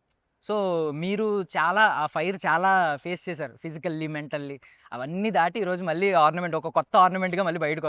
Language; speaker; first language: Telugu; native; Telugu